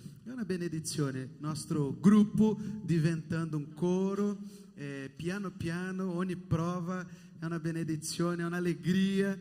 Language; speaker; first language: Italian; non-native, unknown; Portuguese